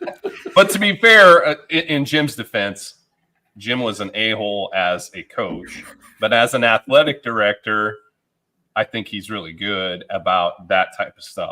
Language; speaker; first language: English; native; English